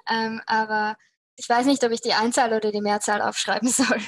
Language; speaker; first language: German; native; German